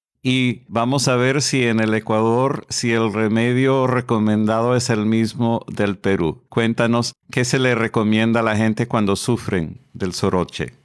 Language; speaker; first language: Spanish; non-native, fluent; English